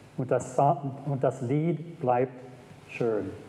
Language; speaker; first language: German; non-native, fluent; English